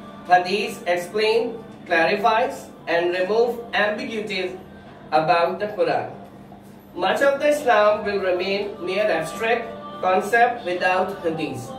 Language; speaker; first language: English; non-native, local second language; Urdu